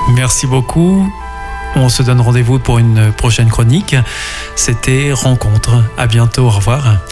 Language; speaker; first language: French; native; French